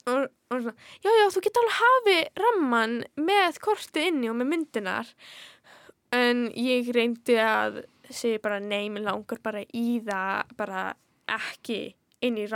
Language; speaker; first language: Icelandic; early bilingual, heritage; Icelandic